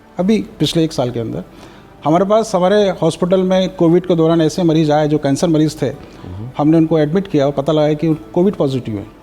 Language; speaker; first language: Hindi; native; Hindi